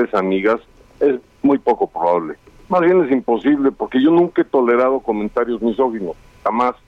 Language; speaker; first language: Spanish; native; Spanish